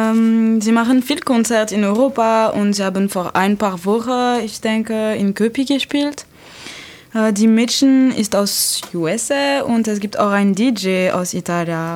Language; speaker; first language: German; non-native, learner; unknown